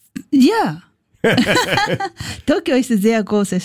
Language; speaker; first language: German; non-native, learner; Japanese